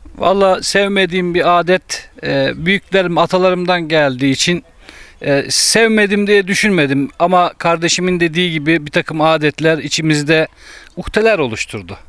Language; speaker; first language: Turkish; native; Turkish